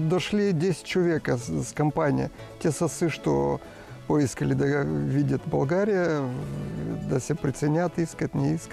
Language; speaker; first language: Bulgarian; non-native, learner; Russian